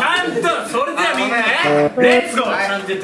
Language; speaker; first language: Japanese; native; Japanese